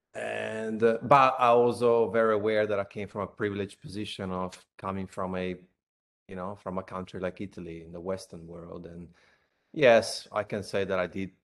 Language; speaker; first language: English; non-native, fluent; Italian